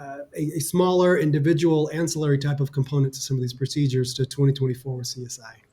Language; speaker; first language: English; native; English